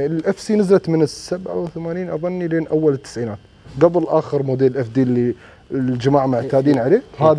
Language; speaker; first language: Arabic; native; Arabic